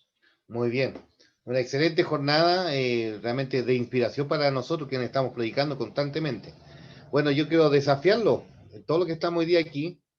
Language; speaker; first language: Spanish; native; Spanish